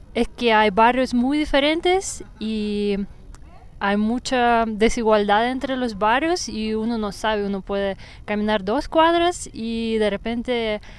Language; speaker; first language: Spanish; non-native, fluent; Russian